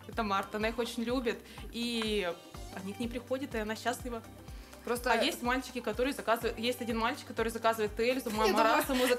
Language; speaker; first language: Russian; native; Russian